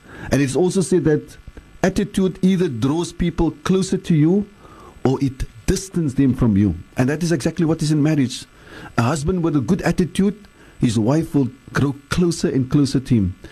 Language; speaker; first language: English; early bilingual, other home language; Afrikaans